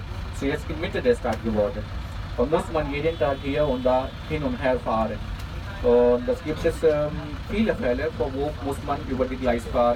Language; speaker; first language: German; non-native, learner; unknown